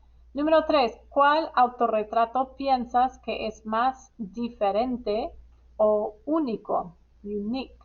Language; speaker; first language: Spanish; non-native, fluent; English